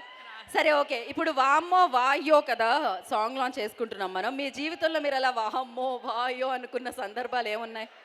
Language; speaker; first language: Telugu; native; Telugu